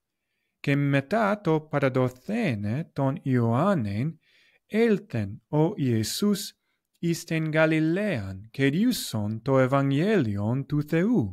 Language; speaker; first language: Greek; non-native, fluent; English